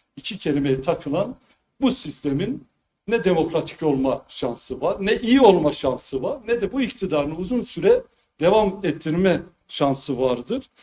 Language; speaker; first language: Turkish; non-native, local second language; Kurdish